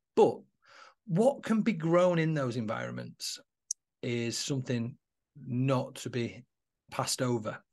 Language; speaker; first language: English; native; English